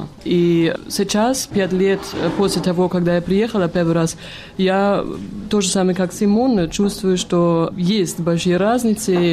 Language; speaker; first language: Russian; non-native, fluent; German